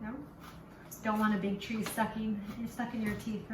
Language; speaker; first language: English; native; English